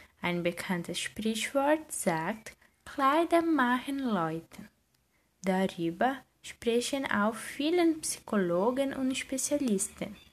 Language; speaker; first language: German; non-native, learner; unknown